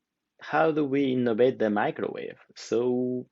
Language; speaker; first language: English; non-native, fluent; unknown